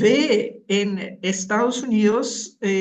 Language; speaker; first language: Spanish; non-native, fluent; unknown